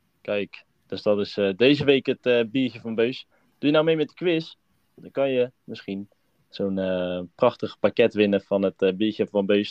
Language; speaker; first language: Dutch; native; Dutch